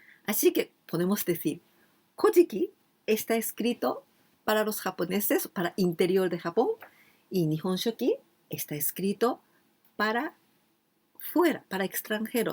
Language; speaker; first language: Spanish; non-native, fluent; Japanese